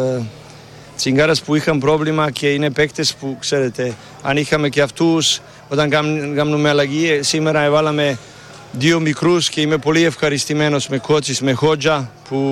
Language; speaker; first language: Greek; non-native, learner; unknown